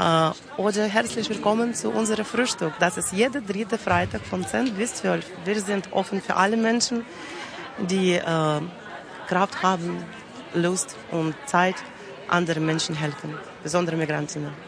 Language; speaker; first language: German; non-native, learner; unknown